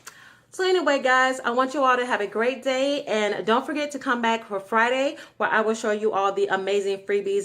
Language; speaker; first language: English; native; English